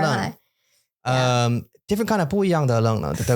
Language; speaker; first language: Chinese; non-native, learner; English